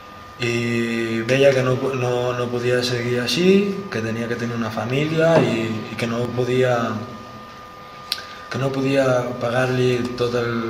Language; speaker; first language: Catalan; early bilingual, other home language; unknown